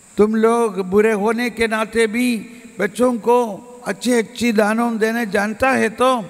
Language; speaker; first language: Hindi; non-native, local second language; Malayalam